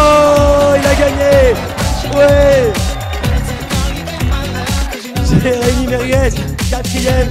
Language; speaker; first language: French; native; French